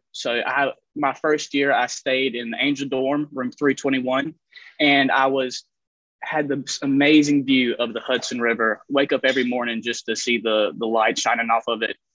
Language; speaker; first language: English; native; English